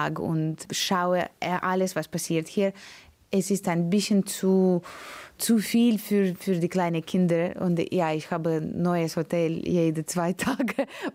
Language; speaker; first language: German; non-native, learner; Latvian